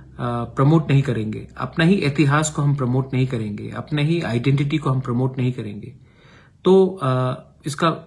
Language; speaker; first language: Hindi; non-native, local second language; Kok Borok